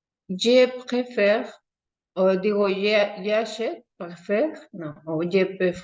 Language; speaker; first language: French; non-native, learner; Spanish